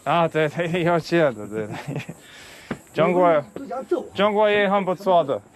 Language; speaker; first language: Chinese; non-native, learner; English